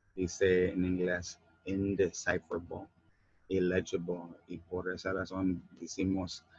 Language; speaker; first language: Spanish; non-native, learner; English